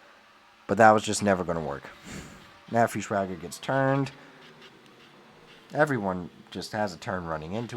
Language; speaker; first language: English; native; English